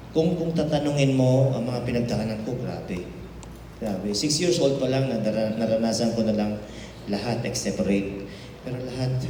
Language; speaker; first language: Filipino; native; Filipino